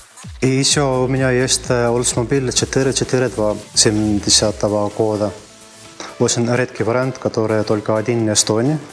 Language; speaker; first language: Russian; non-native, fluent; Estonian